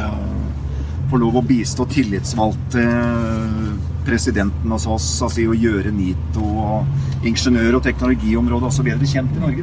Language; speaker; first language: Norwegian; native; Norwegian